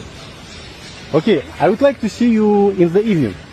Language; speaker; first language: English; non-native, learner; Russian